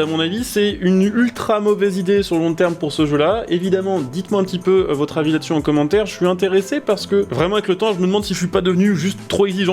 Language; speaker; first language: French; native; French